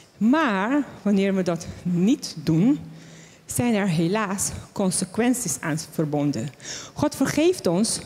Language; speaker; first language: Dutch; non-native, local second language; Papiamento